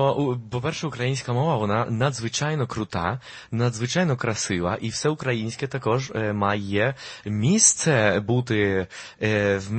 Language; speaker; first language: Ukrainian; non-native, fluent; Spanish